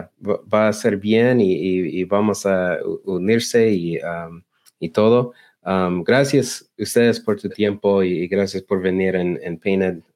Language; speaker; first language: Spanish; non-native, learner; English